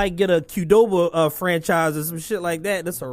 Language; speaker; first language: English; native; English